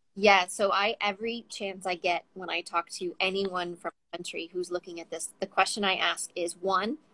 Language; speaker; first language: English; native; English